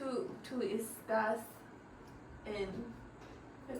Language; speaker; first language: Spanish; non-native, learner; English